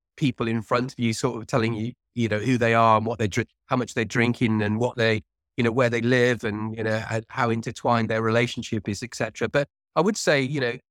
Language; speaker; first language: English; native; English